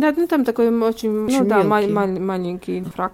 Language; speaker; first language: Russian; non-native, local second language; Latvian